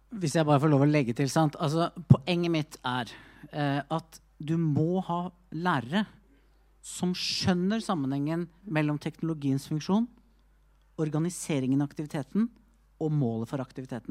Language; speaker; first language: Norwegian; native; Norwegian